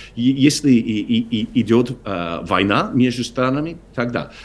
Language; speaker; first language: Russian; non-native, fluent; English